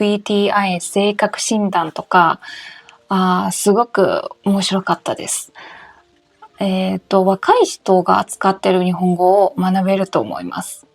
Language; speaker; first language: Japanese; non-native, fluent; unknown